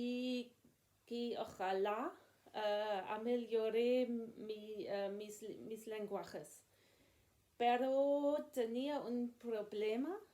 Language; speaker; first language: Spanish; non-native, learner; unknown